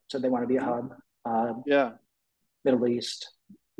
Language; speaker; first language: English; native; English